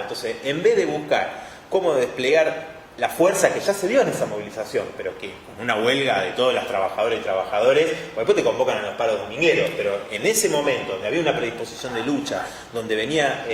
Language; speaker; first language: Spanish; native; Spanish